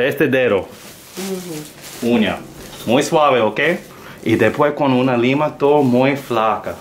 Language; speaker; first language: Spanish; non-native, learner; English